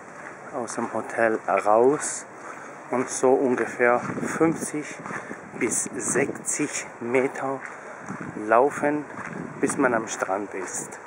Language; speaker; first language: German; early bilingual, other home language; Turkish